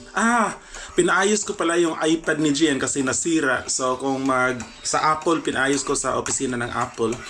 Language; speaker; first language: Filipino; non-native, local second language; Cebuano